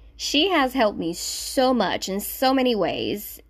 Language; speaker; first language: English; non-native, fluent; Spanish